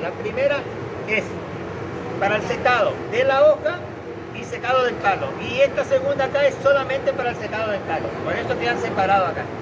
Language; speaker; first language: Spanish; native; Spanish